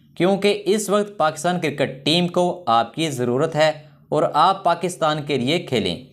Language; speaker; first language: Urdu; non-native, local second language; Punjabi